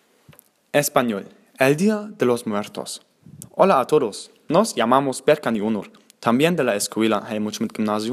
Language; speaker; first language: Spanish; non-native, learner; German